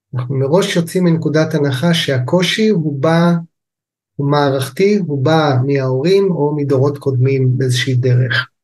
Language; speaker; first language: Hebrew; native; Hebrew